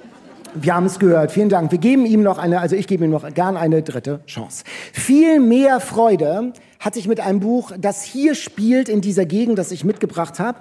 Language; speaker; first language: German; native; German